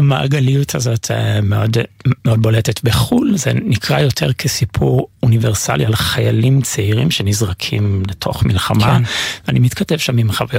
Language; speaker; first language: Hebrew; non-native, fluent; English